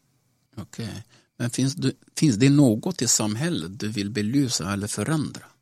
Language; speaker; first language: Swedish; non-native, fluent; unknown